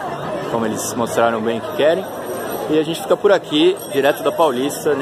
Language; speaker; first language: Portuguese; native; Portuguese